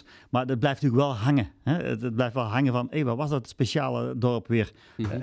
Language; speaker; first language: Dutch; native; Dutch